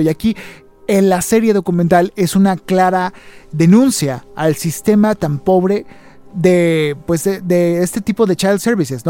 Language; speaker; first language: Spanish; native; Spanish